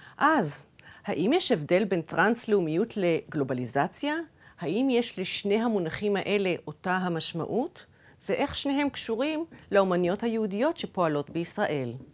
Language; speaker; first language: Hebrew; early bilingual, other home language; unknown